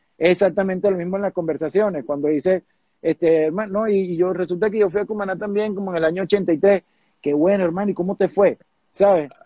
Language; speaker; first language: Spanish; native; Spanish